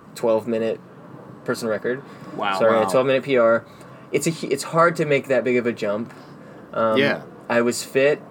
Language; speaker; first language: English; native; English